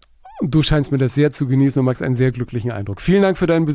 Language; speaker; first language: German; native; German